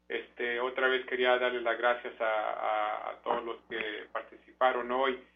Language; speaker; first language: Spanish; early bilingual, heritage; Spanish